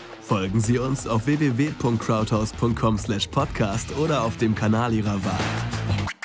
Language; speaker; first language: German; native; German